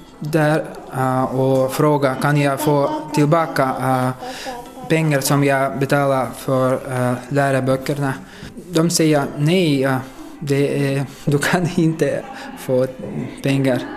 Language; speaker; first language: Swedish; non-native, learner; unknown